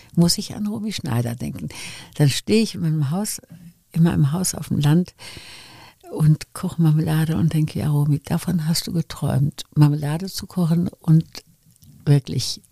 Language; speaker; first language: German; native; German